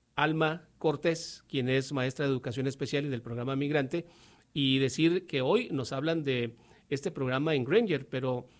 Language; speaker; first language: Spanish; native; Spanish